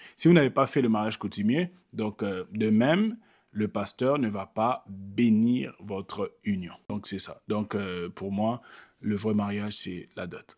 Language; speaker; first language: French; non-native, local second language; Lingala